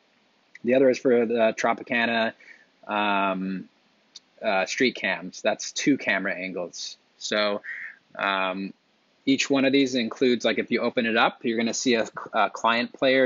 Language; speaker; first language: English; native; English